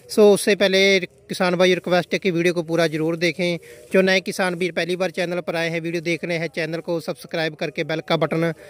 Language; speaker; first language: Hindi; non-native, local second language; Punjabi